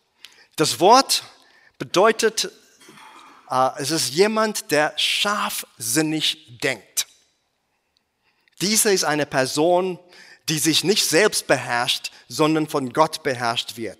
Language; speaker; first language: German; non-native, fluent; English